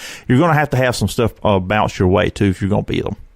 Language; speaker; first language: English; native; English